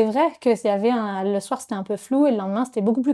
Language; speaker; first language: French; native; French